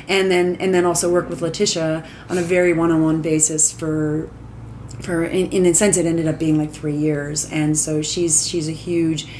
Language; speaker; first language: English; native; English